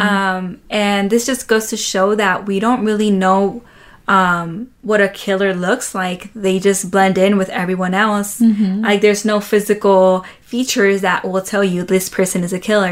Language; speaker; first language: English; early bilingual, other home language; Spanish